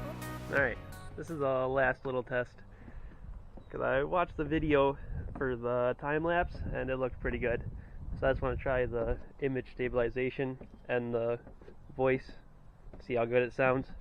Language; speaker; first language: English; native; English